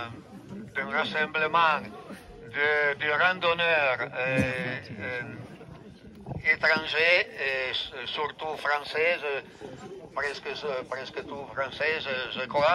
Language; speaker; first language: French; non-native, fluent; Italian